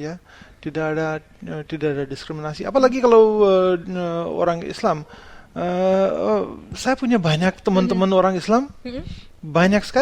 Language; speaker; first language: Indonesian; non-native, fluent; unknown